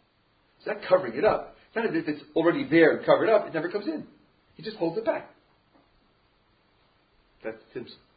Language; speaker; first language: English; native; English